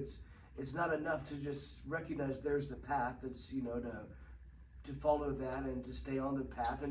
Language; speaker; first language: English; native; English